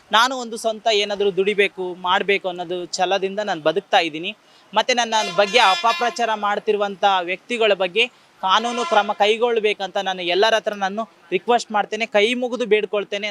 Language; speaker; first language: Kannada; native; Kannada